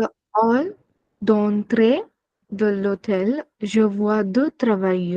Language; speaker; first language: French; non-native, learner; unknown